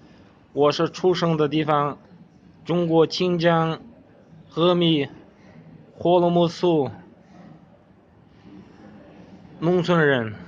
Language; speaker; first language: Chinese; non-native, local second language; Kazakh